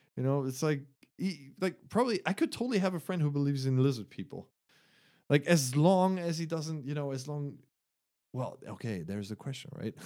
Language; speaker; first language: English; non-native, fluent; German